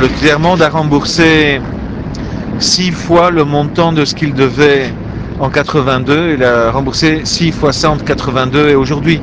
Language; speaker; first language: French; native; French